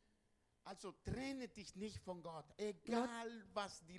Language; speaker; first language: German; non-native, learner; Spanish